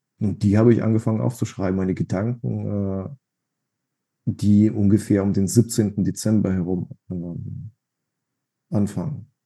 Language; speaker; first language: German; non-native, fluent; Russian